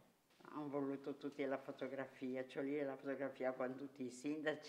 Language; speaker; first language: Italian; native; Italian